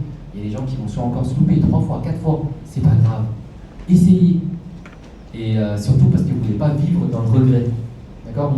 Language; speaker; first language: French; native; French